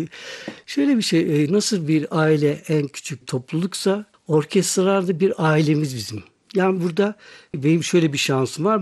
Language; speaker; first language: Turkish; native; Turkish